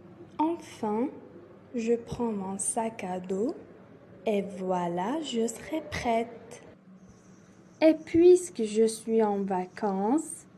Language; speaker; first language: French; non-native, local second language; Arabic